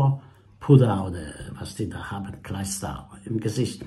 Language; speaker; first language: German; non-native, fluent; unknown